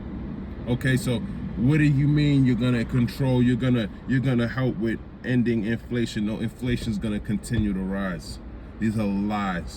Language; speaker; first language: English; native; English